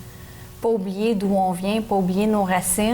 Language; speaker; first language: French; native; French